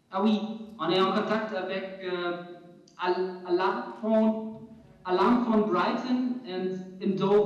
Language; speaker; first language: French; non-native, fluent; German